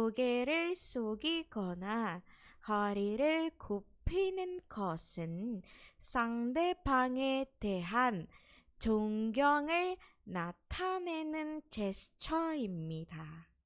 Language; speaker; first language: Korean; non-native, fluent; Indonesian